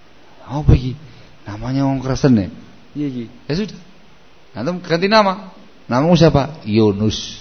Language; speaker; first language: Indonesian; non-native, local second language; Javanese